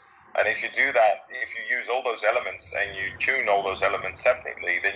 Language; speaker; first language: English; non-native, fluent; Dutch